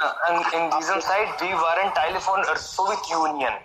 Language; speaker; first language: German; non-native, learner; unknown